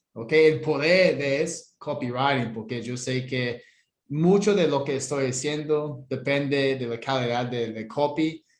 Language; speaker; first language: Spanish; non-native, fluent; English